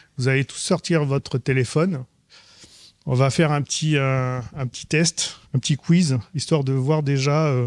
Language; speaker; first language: French; native; French